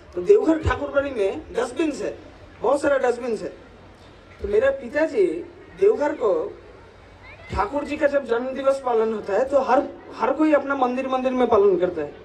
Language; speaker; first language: Hindi; non-native, local second language; Bangla